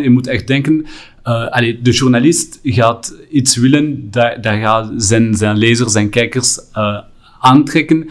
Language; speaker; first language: Dutch; non-native, local second language; French